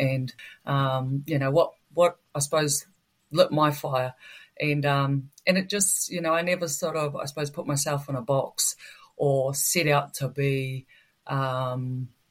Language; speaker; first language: English; native; English